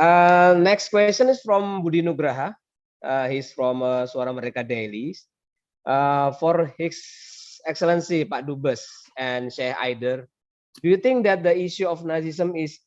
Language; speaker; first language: English; non-native, learner; Indonesian